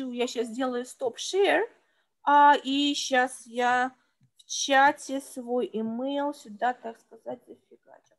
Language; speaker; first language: Russian; native; Russian